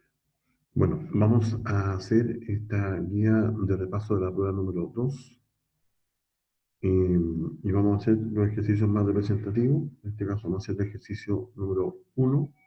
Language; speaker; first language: Spanish; native; Spanish